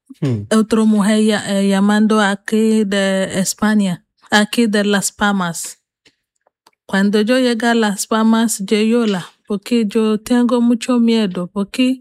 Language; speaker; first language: Spanish; non-native, learner; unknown